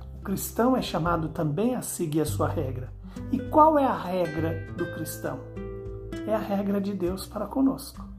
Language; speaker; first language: Portuguese; native; Portuguese